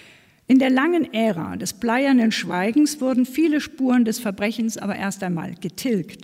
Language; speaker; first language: German; native; German